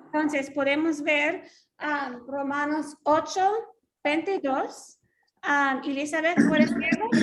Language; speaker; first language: Spanish; non-native, fluent; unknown